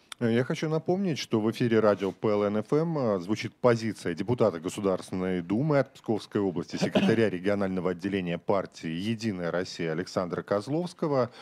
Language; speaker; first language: Russian; native; Russian